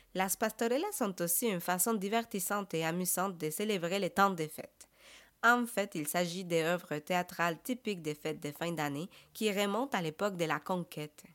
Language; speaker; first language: French; non-native, fluent; Spanish